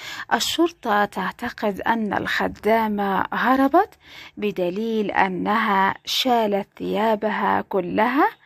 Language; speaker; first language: Arabic; native; Arabic